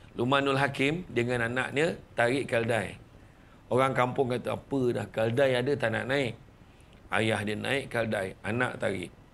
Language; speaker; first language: Malay; native; Malay